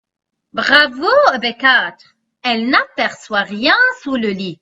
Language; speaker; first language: French; non-native, local second language; Arabic